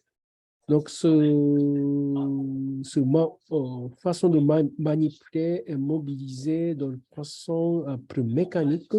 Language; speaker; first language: French; non-native, fluent; Japanese